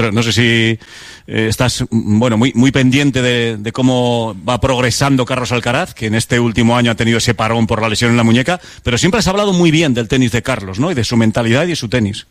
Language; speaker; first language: Spanish; native; Spanish